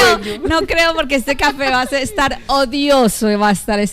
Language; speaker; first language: Spanish; native; Spanish